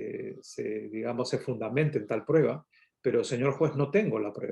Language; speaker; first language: Spanish; native; Spanish